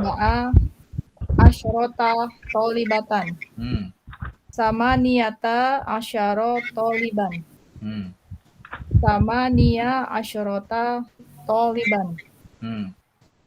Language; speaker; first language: Arabic; non-native, learner; Indonesian